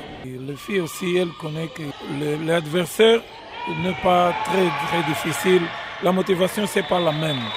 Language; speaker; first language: French; non-native, fluent; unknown